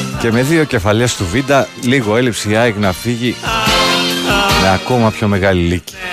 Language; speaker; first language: Greek; native; Greek